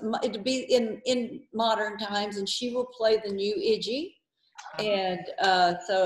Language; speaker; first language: English; native; English